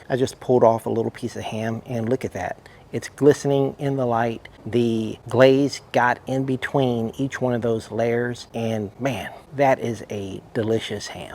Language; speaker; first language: English; native; English